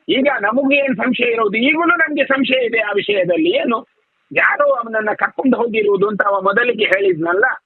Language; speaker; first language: Kannada; native; Kannada